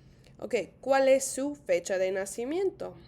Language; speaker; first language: Spanish; non-native, fluent; English